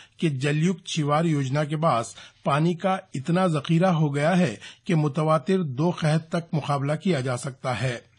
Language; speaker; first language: Urdu; native; Urdu